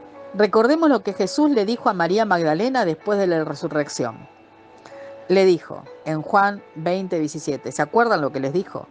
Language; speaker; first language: Spanish; native; Spanish